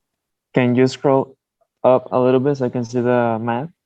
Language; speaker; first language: English; native; English